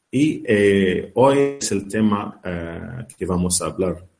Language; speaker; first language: Spanish; non-native, fluent; Arabic